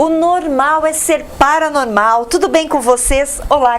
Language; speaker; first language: Portuguese; native; Portuguese